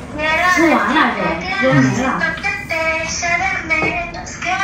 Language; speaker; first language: Chinese; early bilingual, heritage; Spanish